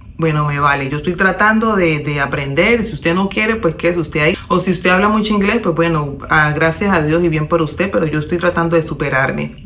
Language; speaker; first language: Spanish; native; Spanish